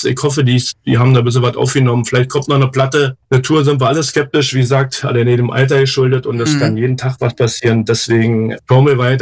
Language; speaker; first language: German; native; German